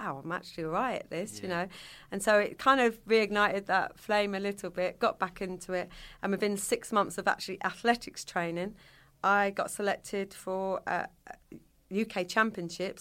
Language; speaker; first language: English; native; English